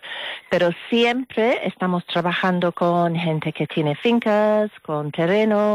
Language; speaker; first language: Spanish; non-native, learner; English